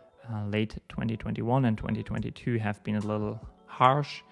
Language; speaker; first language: English; non-native, fluent; German